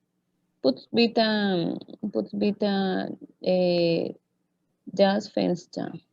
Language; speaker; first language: German; non-native, learner; Spanish